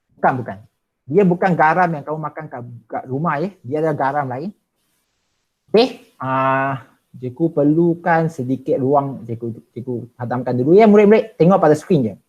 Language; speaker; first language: Malay; non-native, local second language; Chinese